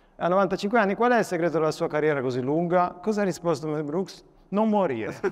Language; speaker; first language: Italian; native; Italian